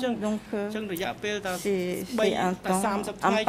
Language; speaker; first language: French; non-native, local second language; Khmer